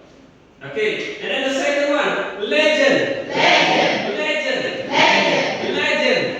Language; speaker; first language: English; non-native, fluent; Indonesian